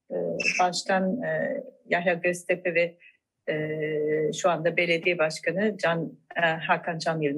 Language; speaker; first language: Turkish; non-native, fluent; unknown